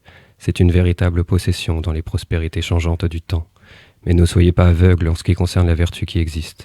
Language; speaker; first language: French; native; French